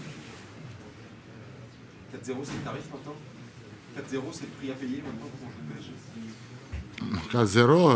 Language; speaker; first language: French; native; French